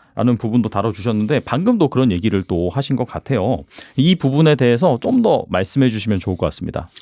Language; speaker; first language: Korean; native; Korean